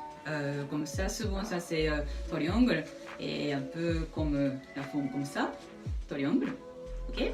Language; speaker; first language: French; non-native, fluent; Japanese